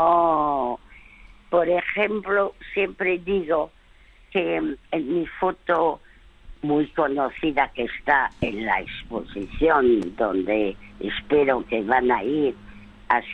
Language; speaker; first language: Spanish; early bilingual, other home language; French